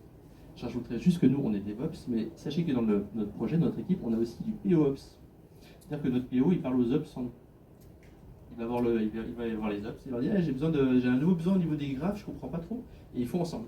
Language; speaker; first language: French; native; French